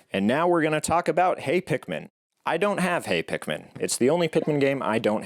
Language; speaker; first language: English; native; English